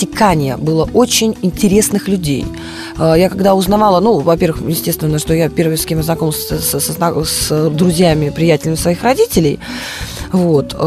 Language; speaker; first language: Russian; native; Russian